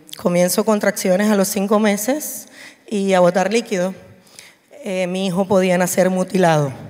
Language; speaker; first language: Spanish; native; Spanish